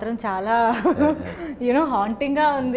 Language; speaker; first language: Telugu; native; Telugu